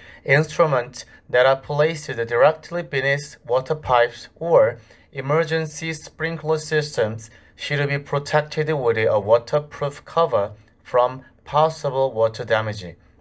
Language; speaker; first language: English; non-native, fluent; Korean